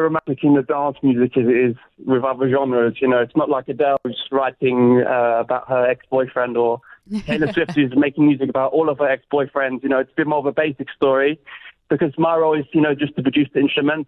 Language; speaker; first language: English; native; English